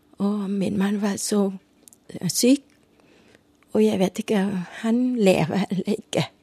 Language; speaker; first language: Norwegian; non-native, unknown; Vietnamese